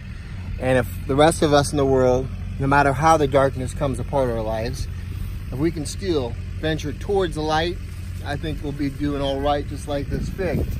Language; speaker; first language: English; native; English